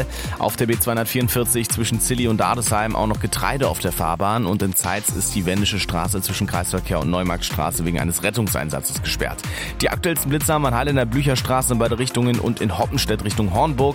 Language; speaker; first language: German; native; German